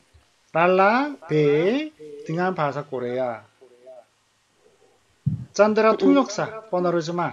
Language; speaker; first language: Indonesian; non-native, learner; Korean